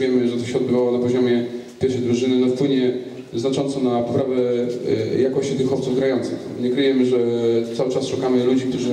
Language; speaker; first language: Polish; native; Polish